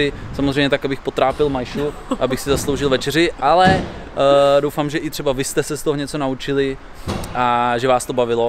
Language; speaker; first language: Czech; native; Czech